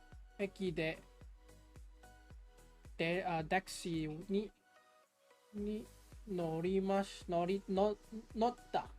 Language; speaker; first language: Japanese; non-native, learner; English